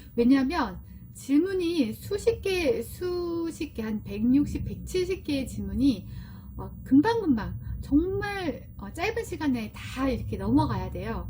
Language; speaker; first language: Korean; native; Korean